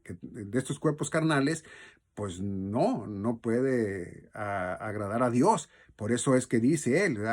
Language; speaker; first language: Spanish; native; Spanish